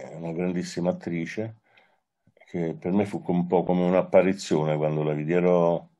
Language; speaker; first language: Italian; native; Italian